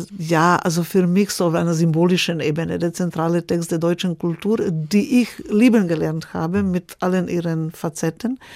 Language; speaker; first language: German; non-native, fluent; Croatian